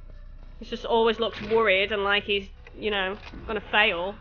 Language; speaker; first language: English; native; English